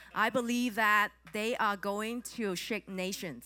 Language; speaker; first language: English; non-native, local second language; Cantonese